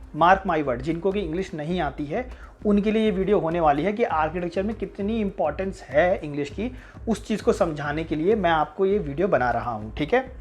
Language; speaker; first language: Hindi; native; Hindi